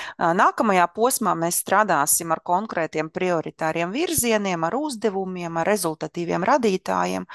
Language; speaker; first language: Latvian; non-native, local second language; Russian